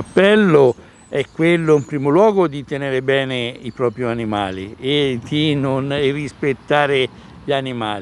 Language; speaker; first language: Italian; native; Italian